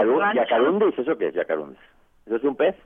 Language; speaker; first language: Spanish; native; Spanish